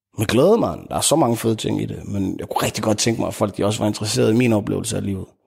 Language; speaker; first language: Danish; early bilingual, other home language; Tigrinya